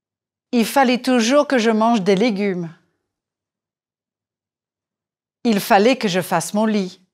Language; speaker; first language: French; non-native, fluent; English